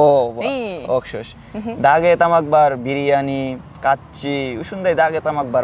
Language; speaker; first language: Kyrgyz; non-native, learner; Bangla